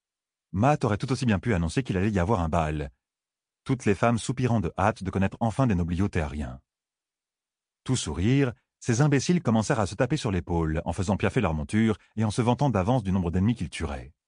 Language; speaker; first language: French; native; French